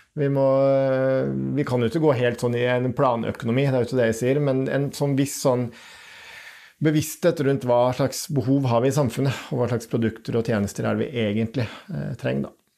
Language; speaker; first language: Norwegian; native; Norwegian